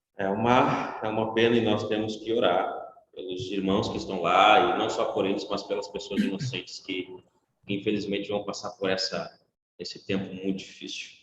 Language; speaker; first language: Portuguese; native; Portuguese